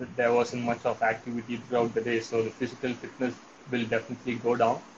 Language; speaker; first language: English; non-native, local second language; Tamil